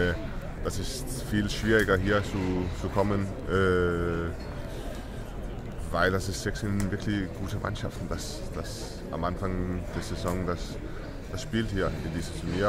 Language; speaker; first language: German; non-native, learner; Danish